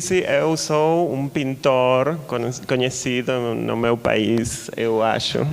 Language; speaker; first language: Portuguese; non-native, learner; Spanish